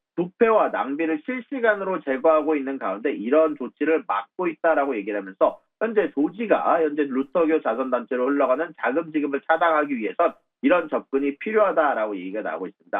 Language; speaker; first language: Korean; native; Korean